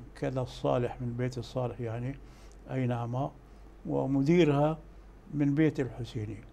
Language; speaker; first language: Arabic; native; Arabic